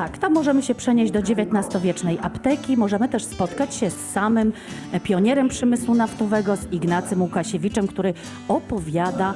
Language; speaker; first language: Polish; native; Polish